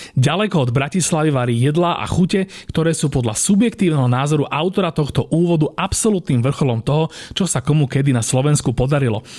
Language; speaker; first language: Slovak; native; Slovak